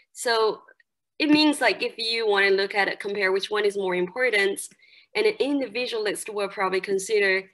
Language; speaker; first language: English; non-native, fluent; Chinese